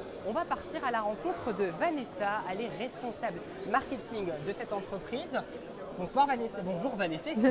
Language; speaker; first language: French; native; French